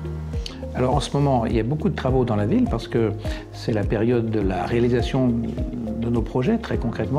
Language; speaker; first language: French; native; French